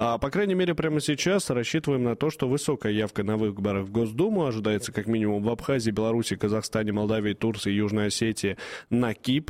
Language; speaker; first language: Russian; native; Russian